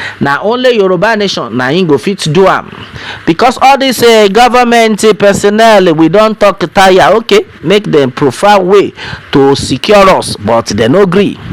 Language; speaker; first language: Nigerian Pidgin; non-native, local second language; Yoruba